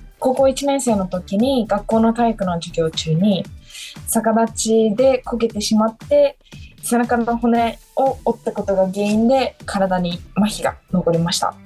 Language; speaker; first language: Japanese; native; Japanese